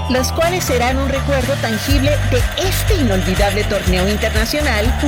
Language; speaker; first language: Spanish; native; Spanish